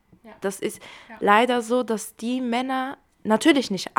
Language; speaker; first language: German; early bilingual, other home language; Kurdish